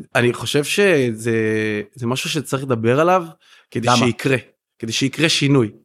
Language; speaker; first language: Hebrew; native; Hebrew